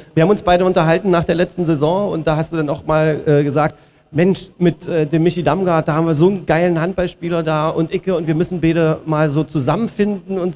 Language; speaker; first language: German; native; German